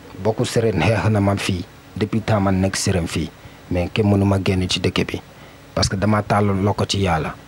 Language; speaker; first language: Wolof; non-native, learner; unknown